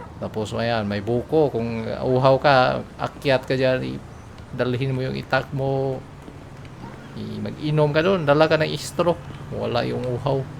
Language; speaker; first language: Filipino; non-native, local second language; Cebuano